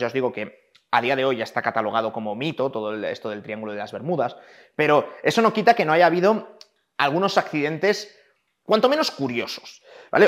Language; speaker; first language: Spanish; native; Spanish